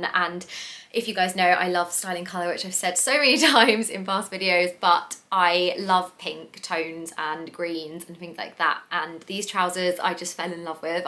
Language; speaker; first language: English; native; English